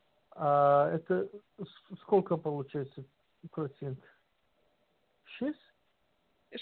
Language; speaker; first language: Russian; non-native, learner; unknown